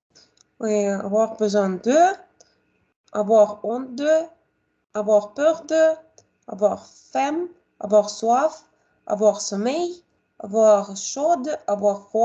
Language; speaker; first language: French; non-native, learner; Russian